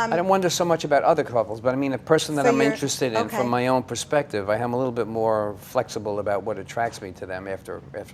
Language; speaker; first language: English; native; English